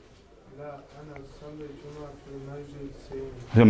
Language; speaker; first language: Arabic; non-native, learner; Bosnian